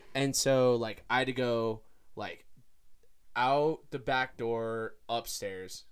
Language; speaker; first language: English; native; English